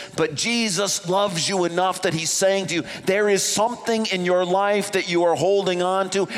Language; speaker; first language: English; native; English